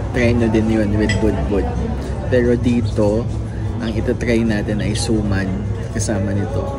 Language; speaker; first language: Filipino; non-native, local second language; Cebuano